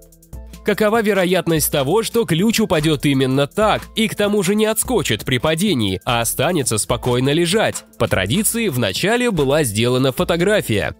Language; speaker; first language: Russian; native; Russian